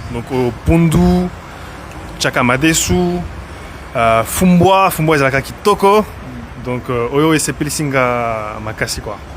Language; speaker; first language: Lingala; non-native, learner; French